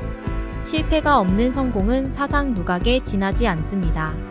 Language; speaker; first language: Korean; native; Korean